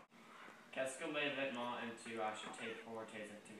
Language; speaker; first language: French; non-native, learner; English